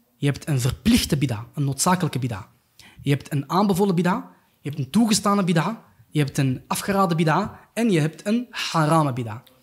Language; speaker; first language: Dutch; early bilingual, other home language; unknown